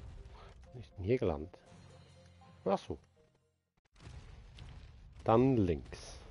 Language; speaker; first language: German; native; German